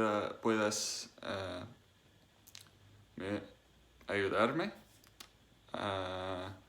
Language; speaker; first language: Spanish; non-native, learner; English